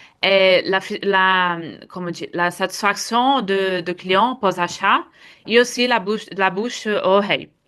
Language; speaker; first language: French; non-native, fluent; Portuguese